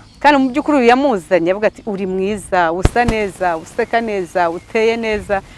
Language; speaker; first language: Kinyarwanda; early bilingual, heritage; Kinyarwanda